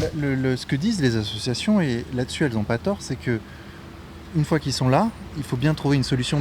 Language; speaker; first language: French; native; French